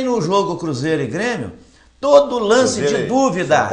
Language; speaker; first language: Portuguese; native; Portuguese